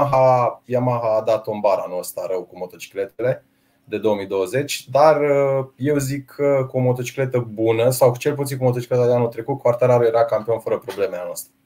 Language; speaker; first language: Romanian; native; Romanian